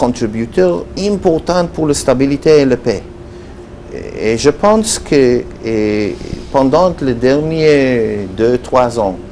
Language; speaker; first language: French; non-native, learner; Hebrew